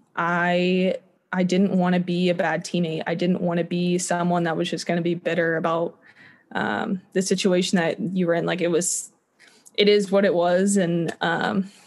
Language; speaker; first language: English; native; English